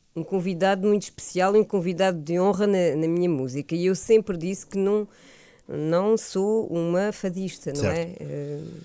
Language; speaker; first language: Portuguese; early bilingual, other home language; French